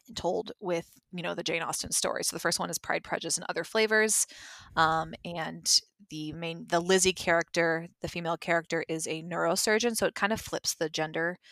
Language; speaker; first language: English; native; English